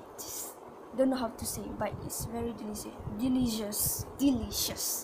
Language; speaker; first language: English; non-native, learner; Malay